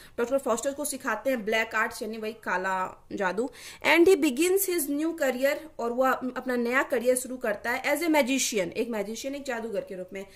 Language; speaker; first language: Hindi; native; Hindi